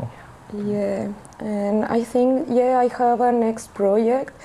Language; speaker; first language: English; non-native, learner; Spanish